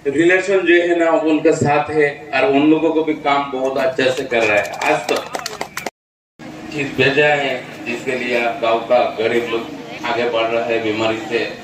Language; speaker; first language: Hindi; non-native, local second language; Bangla